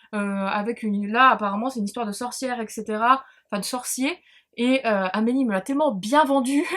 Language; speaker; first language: French; native; French